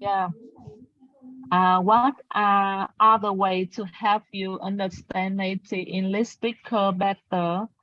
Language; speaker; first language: English; non-native, learner; Vietnamese